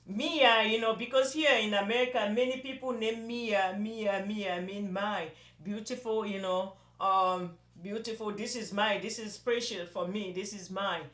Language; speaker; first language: English; non-native, local second language; Yoruba